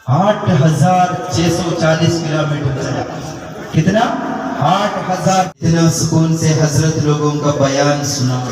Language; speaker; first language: Urdu; non-native, local second language; Malayalam